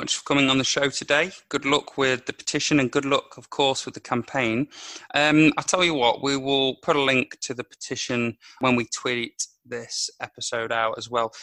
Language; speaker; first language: English; native; English